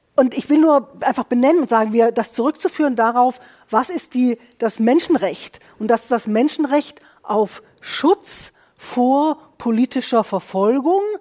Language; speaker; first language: German; native; German